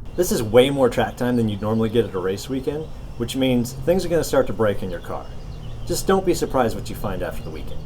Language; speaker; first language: English; native; English